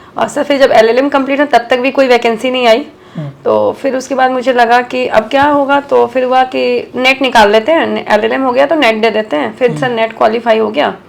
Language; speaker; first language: Hindi; native; Hindi